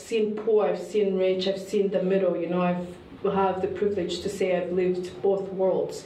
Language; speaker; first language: English; non-native, local second language; Kinyarwanda